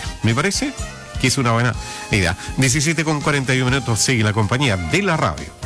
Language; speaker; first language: Spanish; native; Spanish